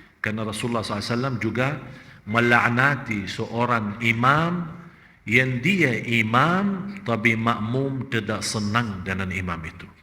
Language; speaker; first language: Malay; non-native, fluent; Arabic